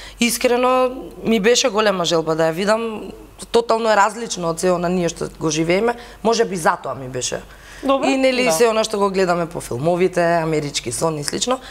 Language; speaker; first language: Macedonian; native; Macedonian